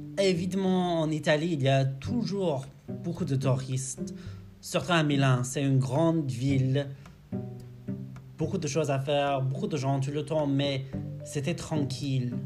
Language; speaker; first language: French; non-native, learner; English